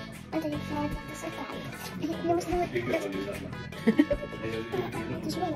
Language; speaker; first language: Swedish; early bilingual, other home language; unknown